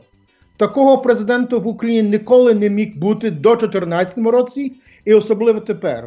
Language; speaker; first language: Ukrainian; early bilingual, heritage; English